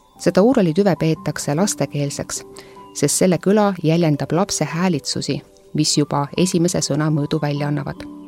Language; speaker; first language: Estonian; native; Estonian